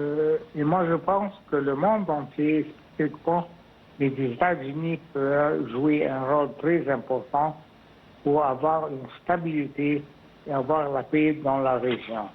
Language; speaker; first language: French; non-native, fluent; Arabic